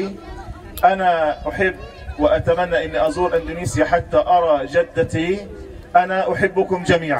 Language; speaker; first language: Arabic; native; Arabic